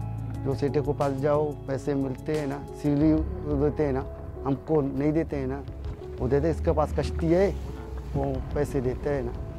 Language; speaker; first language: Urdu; non-native, local second language; Baluchi